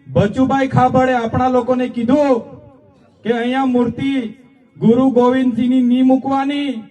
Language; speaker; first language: Gujarati; non-native, local second language; Vasavi